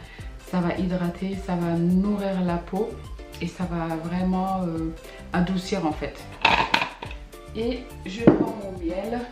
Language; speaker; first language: French; early bilingual, other home language; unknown